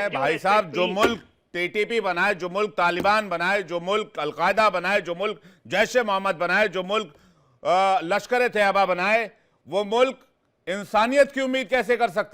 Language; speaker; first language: Hindi; native; Hindi